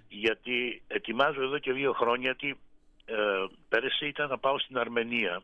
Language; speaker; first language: Greek; native; Greek